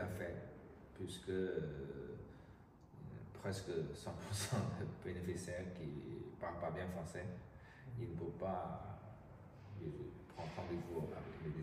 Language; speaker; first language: French; non-native, learner; Chinese